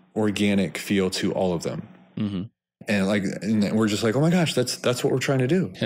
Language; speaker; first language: English; native; English